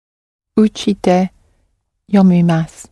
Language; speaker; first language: Japanese; non-native, learner; English